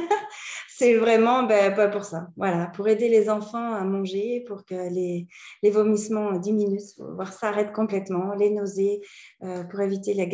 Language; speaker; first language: French; native; French